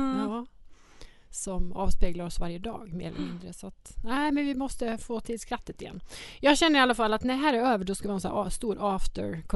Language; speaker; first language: Swedish; native; Swedish